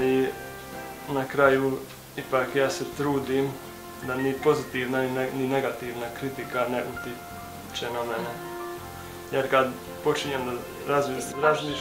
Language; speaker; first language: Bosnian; non-native, local second language; Hungarian